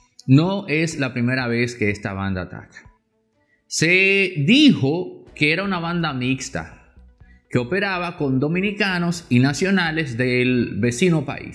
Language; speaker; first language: Spanish; native; Spanish